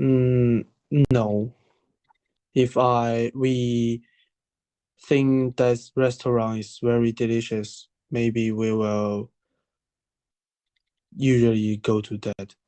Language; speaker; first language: English; non-native, learner; Chinese